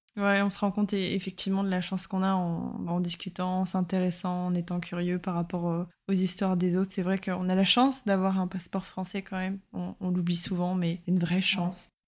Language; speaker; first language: French; native; French